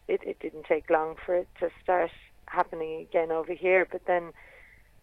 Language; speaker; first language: English; native; English